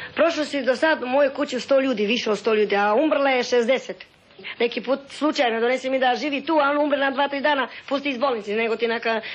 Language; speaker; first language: Serbian; non-native, local second language; Romanian